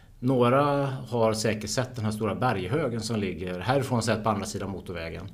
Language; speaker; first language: Swedish; native; Swedish